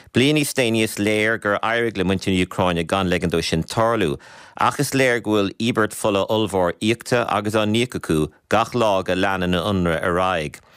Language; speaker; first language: Irish; native; Irish